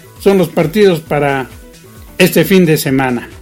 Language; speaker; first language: Spanish; native; Spanish